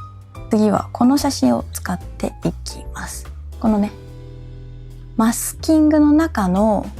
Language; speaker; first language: Japanese; native; Japanese